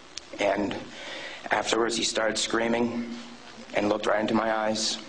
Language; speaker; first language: English; native; English